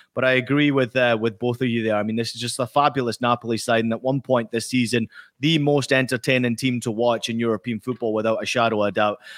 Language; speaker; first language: English; native; English